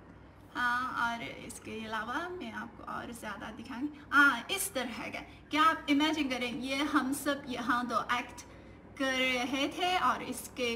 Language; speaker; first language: Hindi; non-native, learner; Chinese